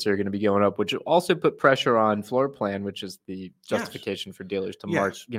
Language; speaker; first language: English; native; English